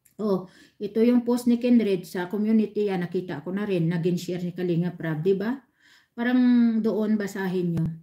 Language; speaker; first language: Filipino; non-native, local second language; Hiligaynon